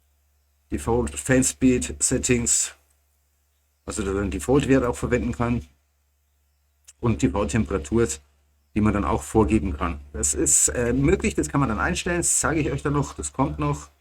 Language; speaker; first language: German; native; German